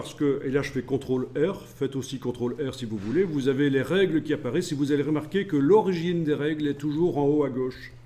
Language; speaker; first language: French; native; French